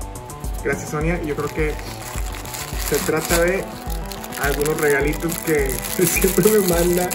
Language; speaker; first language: Spanish; native; Spanish